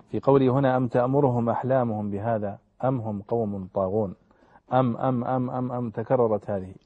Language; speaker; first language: Arabic; native; Arabic